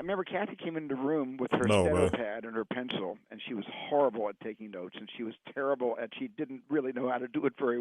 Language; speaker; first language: English; native; English